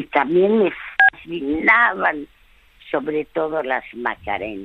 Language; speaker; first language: Spanish; early bilingual, other home language; French